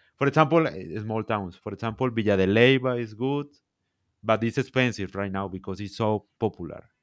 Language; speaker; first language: English; non-native, learner; Spanish